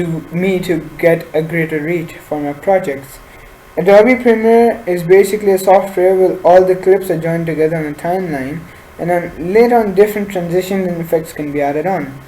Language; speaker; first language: English; non-native, local second language; Urdu